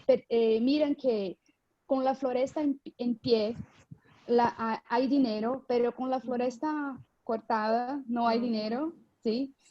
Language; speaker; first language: Spanish; non-native, fluent; Portuguese